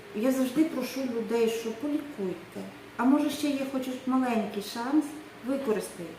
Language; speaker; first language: Ukrainian; native; Ukrainian